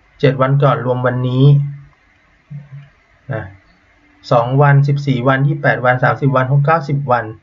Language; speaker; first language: Thai; native; Thai